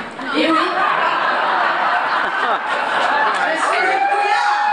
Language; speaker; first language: French; native; French